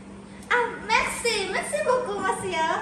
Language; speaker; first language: French; non-native, learner; Thai